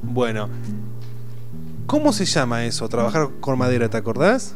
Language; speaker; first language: Spanish; native; Spanish